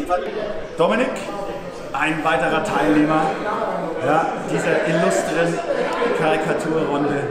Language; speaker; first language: German; native; German